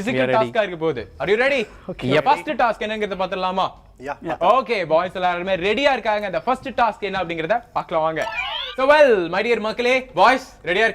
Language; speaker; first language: Tamil; native; Tamil